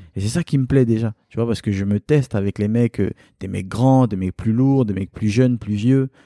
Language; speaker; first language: French; early bilingual, other home language; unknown